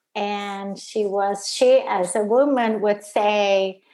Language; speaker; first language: English; non-native, fluent; Portuguese